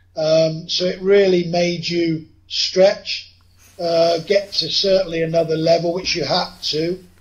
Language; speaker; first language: English; native; English